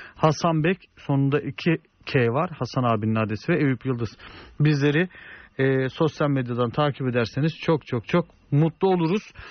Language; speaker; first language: Turkish; native; Turkish